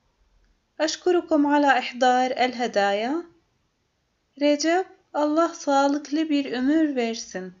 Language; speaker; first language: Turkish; non-native, fluent; Arabic